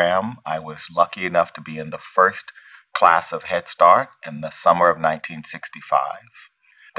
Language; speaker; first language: English; native; English